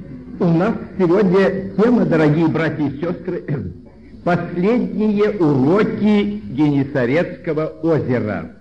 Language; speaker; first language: Russian; native; Russian